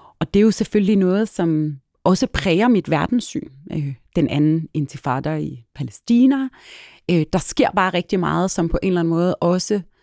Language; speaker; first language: Danish; early bilingual, other home language; Arabic